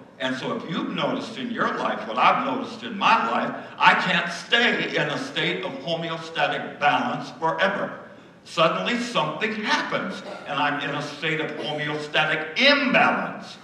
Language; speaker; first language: English; native; English